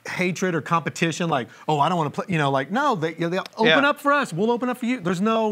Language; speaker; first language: English; native; English